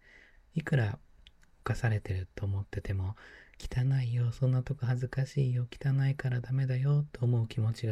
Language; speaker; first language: Japanese; native; Japanese